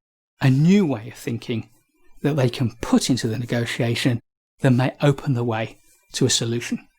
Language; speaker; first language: English; native; English